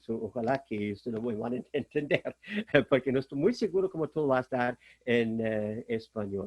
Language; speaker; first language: Spanish; non-native, fluent; German